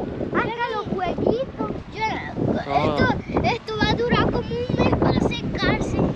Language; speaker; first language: Spanish; early bilingual, other home language; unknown